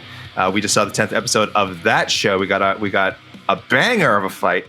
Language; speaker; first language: English; native; English